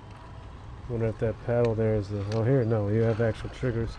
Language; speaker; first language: English; native; English